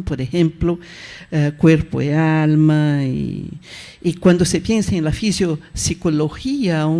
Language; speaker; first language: Spanish; non-native, fluent; Portuguese